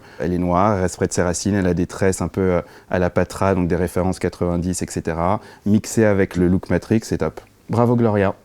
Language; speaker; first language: French; native; French